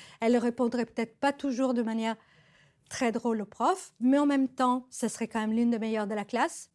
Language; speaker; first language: French; non-native, fluent; Italian